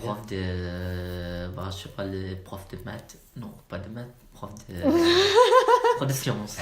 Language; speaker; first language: French; non-native, learner; Malay